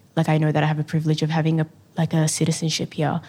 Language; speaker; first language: English; native; English